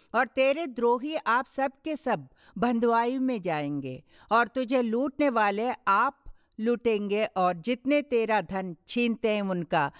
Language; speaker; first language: Hindi; non-native, local second language; Tamil